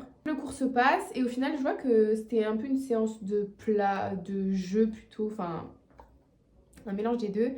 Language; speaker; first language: French; native; French